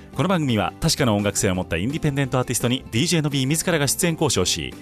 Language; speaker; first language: Japanese; native; Japanese